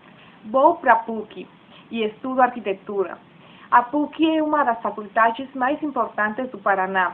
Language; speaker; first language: Portuguese; non-native, learner; Spanish